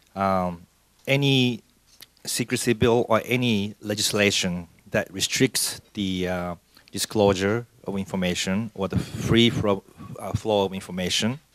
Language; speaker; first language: English; non-native, fluent; Japanese